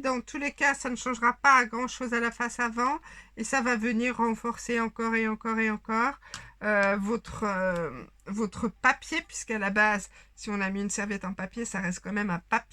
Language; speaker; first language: French; native; French